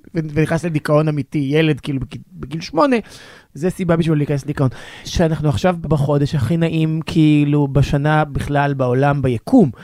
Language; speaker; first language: Hebrew; native; Hebrew